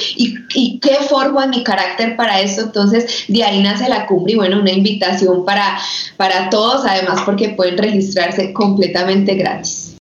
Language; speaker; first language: Spanish; native; Spanish